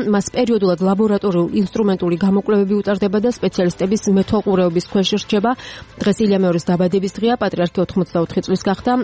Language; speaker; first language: Georgian; native; Georgian